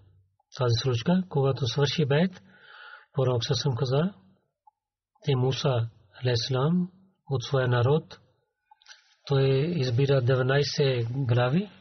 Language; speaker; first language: Bulgarian; non-native, learner; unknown